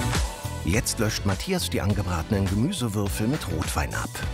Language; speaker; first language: German; native; German